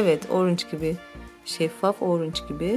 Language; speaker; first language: Turkish; native; Turkish